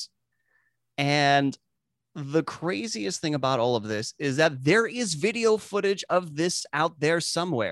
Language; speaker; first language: English; native; English